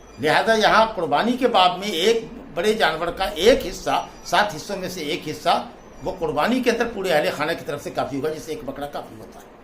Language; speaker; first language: Urdu; native; Urdu